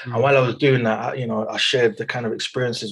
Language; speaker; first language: English; native; English